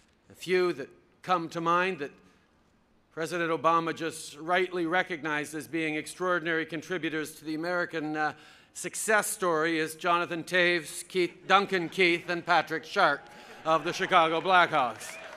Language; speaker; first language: English; early bilingual, other home language; French